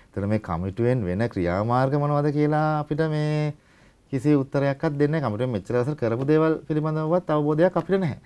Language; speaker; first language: Sinhala; native; Sinhala